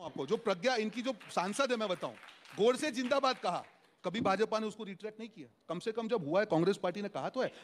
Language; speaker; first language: Hindi; non-native, local second language; Gujarati